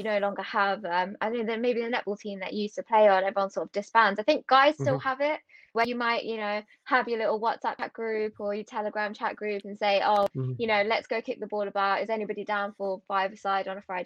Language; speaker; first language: English; native; English